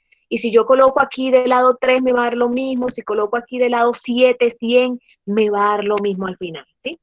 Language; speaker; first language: Spanish; native; Spanish